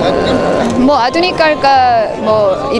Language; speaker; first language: Hindi; non-native, learner; Korean